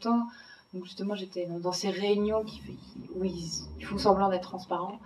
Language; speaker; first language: French; native; French